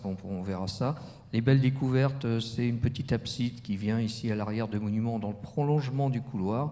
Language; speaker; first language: French; native; French